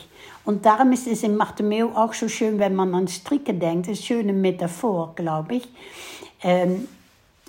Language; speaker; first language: German; non-native, fluent; Dutch